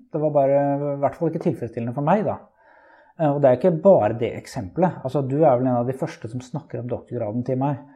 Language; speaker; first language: Norwegian; native; Norwegian